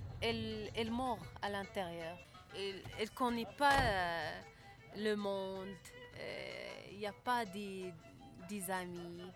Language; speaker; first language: French; non-native, learner; Arabic